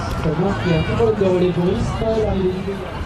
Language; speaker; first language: French; native; French